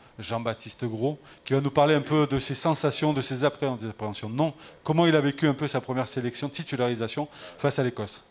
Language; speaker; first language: French; native; French